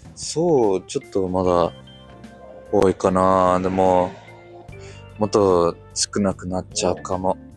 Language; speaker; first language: Japanese; non-native, learner; English